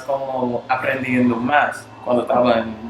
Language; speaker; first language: Spanish; non-native, learner; English